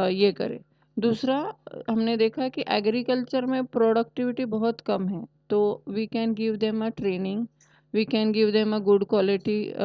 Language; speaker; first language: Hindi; non-native, local second language; Marathi